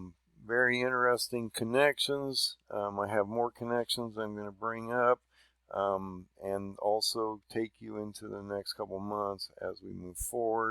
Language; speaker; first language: English; native; English